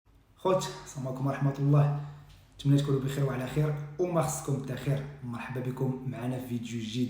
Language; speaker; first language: Arabic; native; Arabic